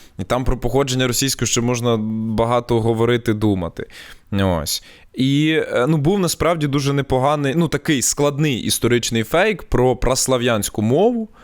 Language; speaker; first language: Ukrainian; non-native, local second language; Russian